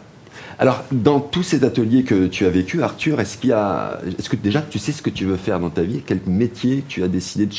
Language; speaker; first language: French; native; French